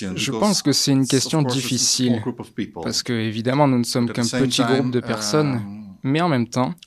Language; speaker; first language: French; non-native, fluent; Dutch